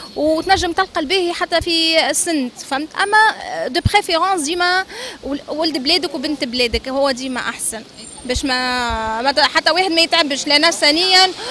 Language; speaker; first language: Arabic; native; Arabic